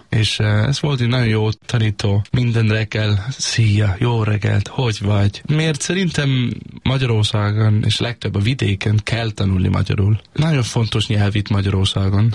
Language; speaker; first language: Hungarian; non-native, learner; Danish